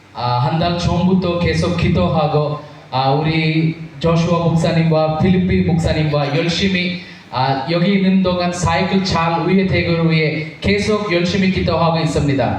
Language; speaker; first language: Korean; non-native, learner; Telugu